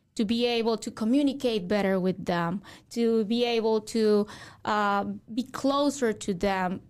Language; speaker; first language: English; non-native, fluent; Spanish